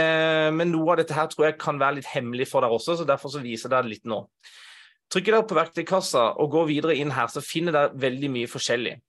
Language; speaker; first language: Norwegian; native; Norwegian